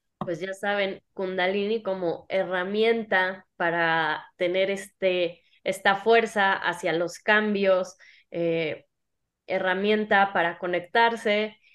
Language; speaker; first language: Spanish; native; Spanish